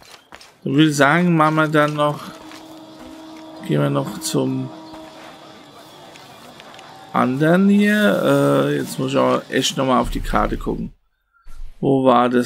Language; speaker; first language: German; native; German